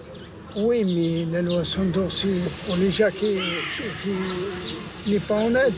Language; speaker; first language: French; non-native, learner; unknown